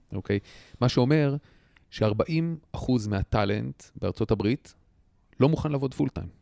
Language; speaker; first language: Hebrew; native; Hebrew